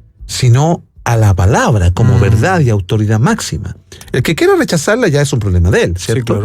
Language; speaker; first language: Spanish; native; Spanish